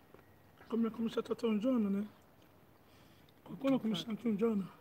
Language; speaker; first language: Italian; non-native, learner; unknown